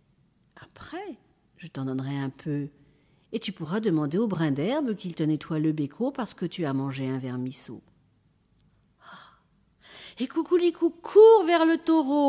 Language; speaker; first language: French; native; French